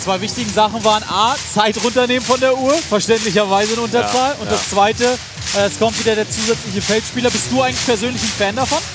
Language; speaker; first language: German; native; German